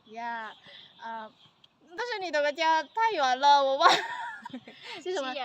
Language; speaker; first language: Chinese; non-native, learner; Lao